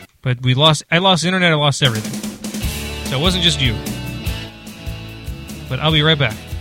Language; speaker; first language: English; native; English